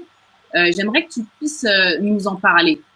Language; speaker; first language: French; native; French